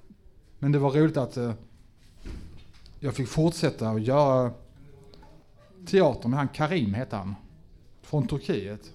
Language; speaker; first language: Swedish; native; Swedish